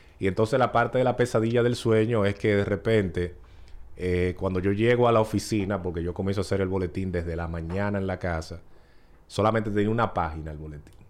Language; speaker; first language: Spanish; native; Spanish